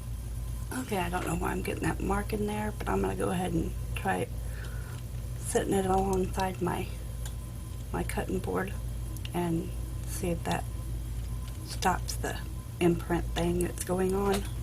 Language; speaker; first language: English; native; English